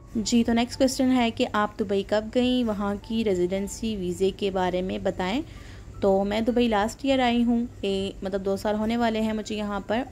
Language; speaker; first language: Urdu; native; Urdu